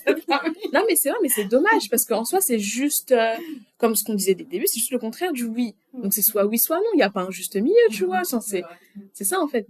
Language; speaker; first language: French; native; French